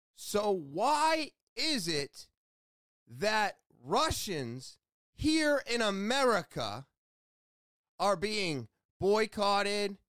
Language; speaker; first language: English; native; English